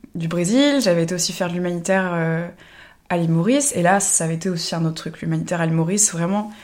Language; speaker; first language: French; native; French